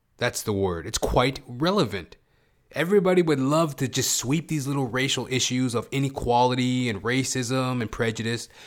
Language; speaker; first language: English; early bilingual, other home language; Hindi